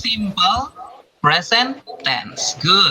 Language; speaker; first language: English; non-native, fluent; Indonesian